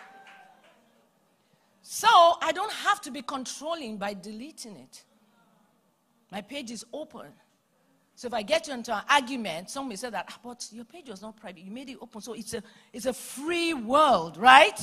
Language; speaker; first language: English; non-native, local second language; Yoruba